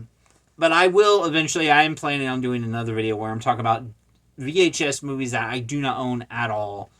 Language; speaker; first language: English; native; English